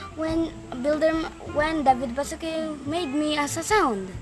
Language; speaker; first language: English; non-native, fluent; Arabic